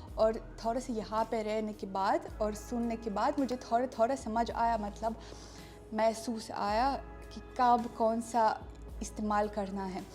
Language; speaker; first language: Hindi; non-native, fluent; Russian